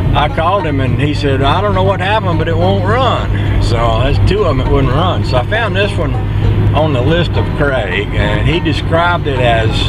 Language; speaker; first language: English; native; English